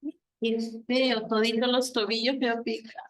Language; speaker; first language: Spanish; native; Spanish